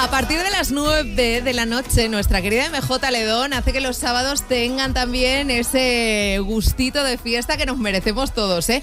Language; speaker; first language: Spanish; native; Spanish